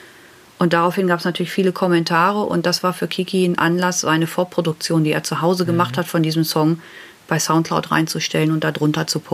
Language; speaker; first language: German; native; German